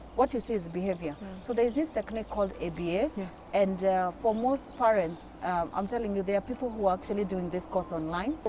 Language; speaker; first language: English; non-native, local second language; Kikuyu